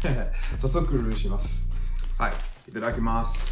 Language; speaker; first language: Japanese; non-native, learner; English